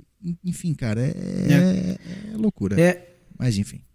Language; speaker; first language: Portuguese; native; Portuguese